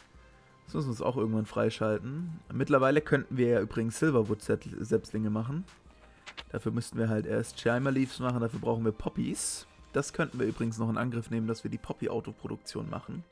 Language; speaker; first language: German; native; German